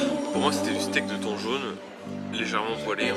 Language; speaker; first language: French; native; French